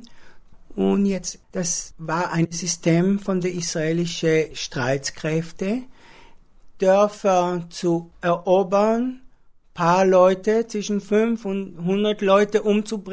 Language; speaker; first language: German; non-native, fluent; Hebrew